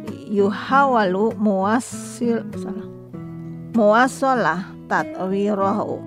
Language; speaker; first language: Arabic; non-native, fluent; Indonesian